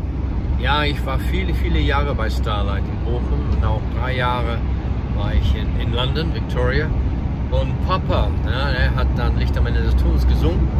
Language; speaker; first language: German; non-native, fluent; English